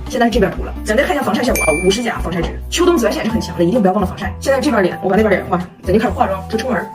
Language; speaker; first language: Chinese; native; Chinese